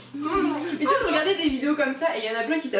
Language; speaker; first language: French; native; French